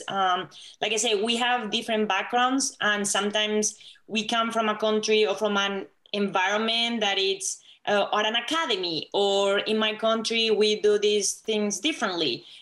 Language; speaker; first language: English; non-native, fluent; Spanish